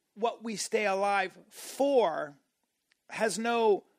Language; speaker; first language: English; native; English